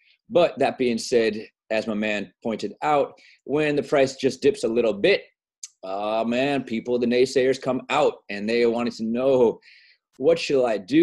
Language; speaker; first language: English; native; English